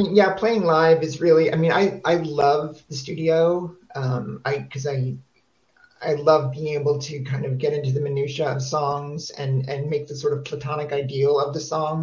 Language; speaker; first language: English; native; English